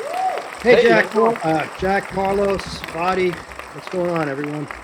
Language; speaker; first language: English; native; English